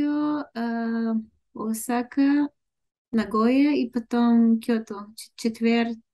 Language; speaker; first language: Russian; non-native, learner; Bulgarian